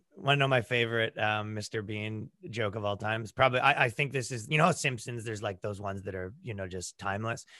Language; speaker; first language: English; native; English